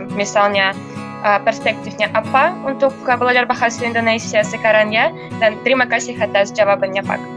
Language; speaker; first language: Indonesian; non-native, fluent; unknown